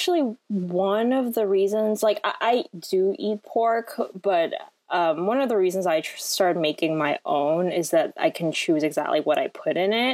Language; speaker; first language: English; non-native, local second language; Cantonese